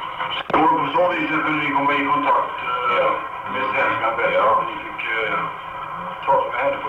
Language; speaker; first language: Swedish; non-native, fluent; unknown